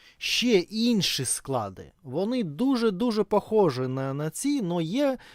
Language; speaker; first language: Ukrainian; non-native, local second language; Russian